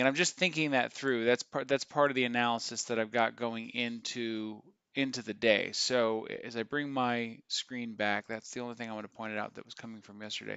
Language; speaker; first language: English; native; English